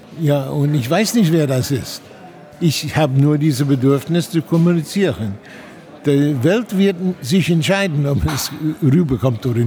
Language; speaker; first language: German; non-native, fluent; English